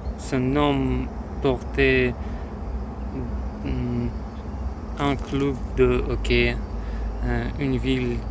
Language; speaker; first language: French; non-native, learner; Russian